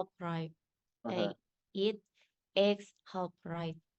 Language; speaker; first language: English; non-native, learner; Indonesian